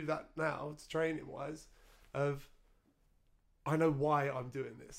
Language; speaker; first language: English; native; English